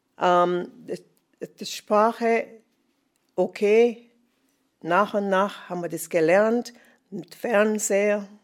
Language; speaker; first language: German; non-native, fluent; English